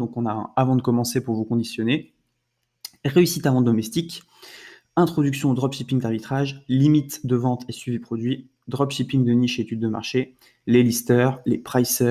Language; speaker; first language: French; native; French